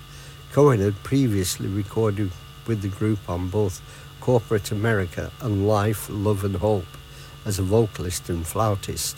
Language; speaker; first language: English; native; English